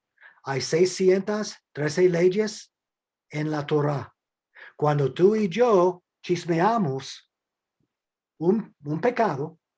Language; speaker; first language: Spanish; non-native, fluent; English